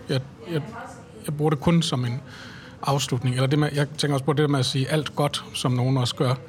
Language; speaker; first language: Danish; native; Danish